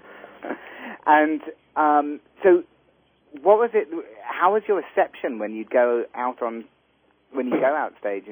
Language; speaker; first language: English; native; English